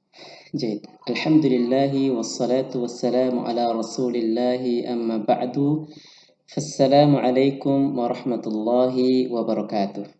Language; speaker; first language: Arabic; non-native, learner; Indonesian